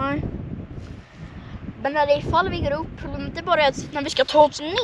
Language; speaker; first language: Swedish; native; Swedish